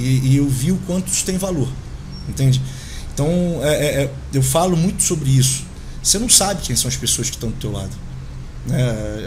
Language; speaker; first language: Portuguese; native; Portuguese